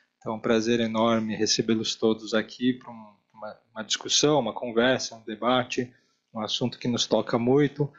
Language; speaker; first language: Portuguese; native; Portuguese